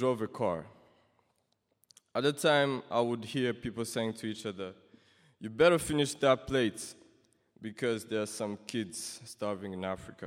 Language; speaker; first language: English; non-native, local second language; Kinyarwanda